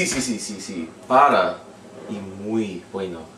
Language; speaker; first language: Spanish; non-native, learner; English